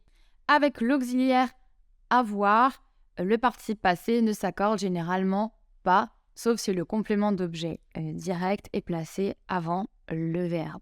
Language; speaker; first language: French; native; French